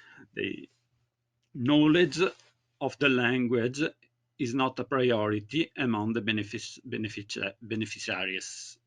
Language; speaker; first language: English; non-native, learner; Italian